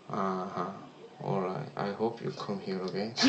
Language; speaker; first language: English; non-native, learner; Korean